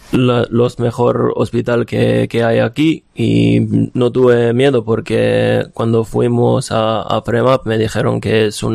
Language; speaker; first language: Spanish; non-native, fluent; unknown